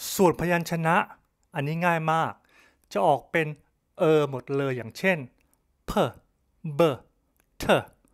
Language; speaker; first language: Thai; native; Thai